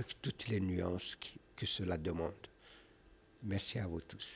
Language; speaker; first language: French; non-native, local second language; Kabyle